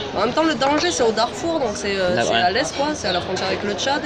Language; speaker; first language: French; native; French